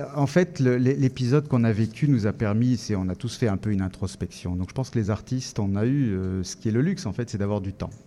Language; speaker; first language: French; native; French